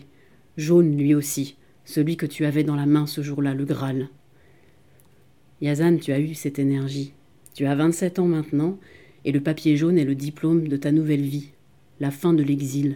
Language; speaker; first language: French; native; French